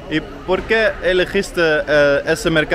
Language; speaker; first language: Spanish; non-native, learner; Dutch